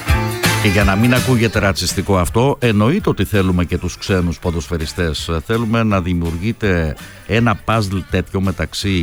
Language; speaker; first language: Greek; native; Greek